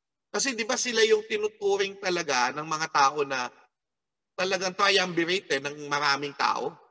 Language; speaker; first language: Filipino; native; Filipino